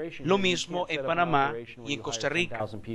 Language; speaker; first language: Spanish; non-native, fluent; English